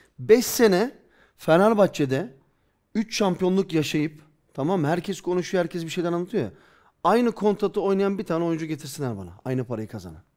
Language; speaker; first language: Turkish; early bilingual, heritage; Turkish